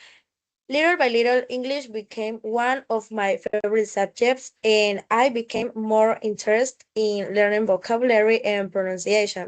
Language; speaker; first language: English; non-native, fluent; Spanish